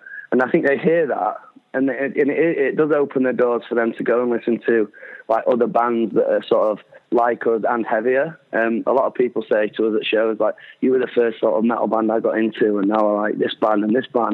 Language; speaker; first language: English; native; English